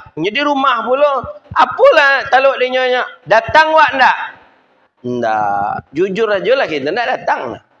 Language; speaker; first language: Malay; non-native, local second language; Minangkabau